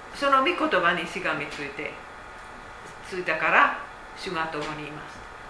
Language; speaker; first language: Japanese; non-native, fluent; Finnish